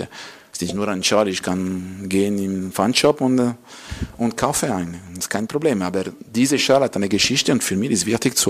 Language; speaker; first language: German; non-native, local second language; French